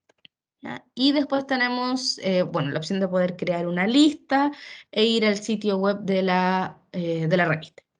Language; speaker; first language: Spanish; native; Spanish